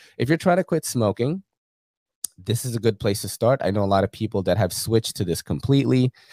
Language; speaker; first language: English; early bilingual, other home language; Filipino